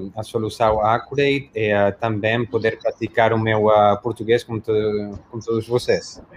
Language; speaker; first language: Portuguese; non-native, learner; Spanish